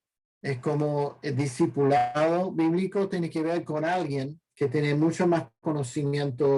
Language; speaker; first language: Spanish; non-native, fluent; English